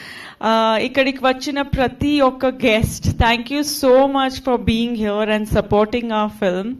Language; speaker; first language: Telugu; non-native, fluent; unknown